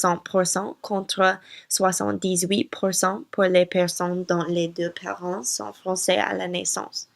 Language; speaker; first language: French; non-native, learner; English